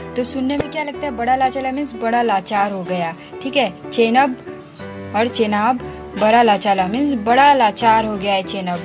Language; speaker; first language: Hindi; native; Hindi